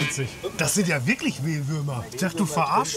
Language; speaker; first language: German; native; German